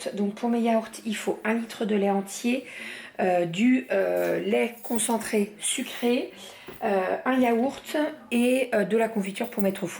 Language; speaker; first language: French; native; French